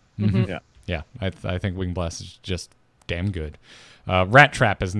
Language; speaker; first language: English; native; English